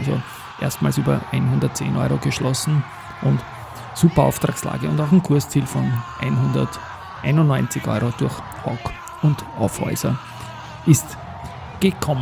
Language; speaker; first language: German; native; German